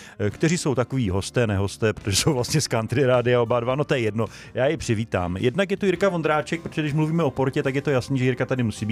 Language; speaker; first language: Czech; native; Czech